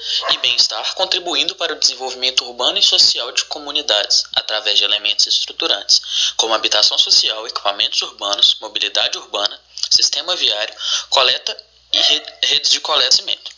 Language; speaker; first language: Portuguese; native; Portuguese